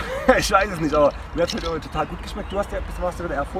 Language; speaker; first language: German; native; German